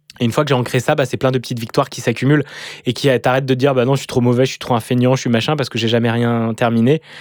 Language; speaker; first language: French; native; French